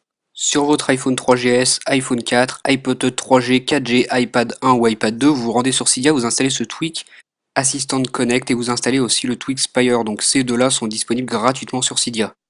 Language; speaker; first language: French; native; French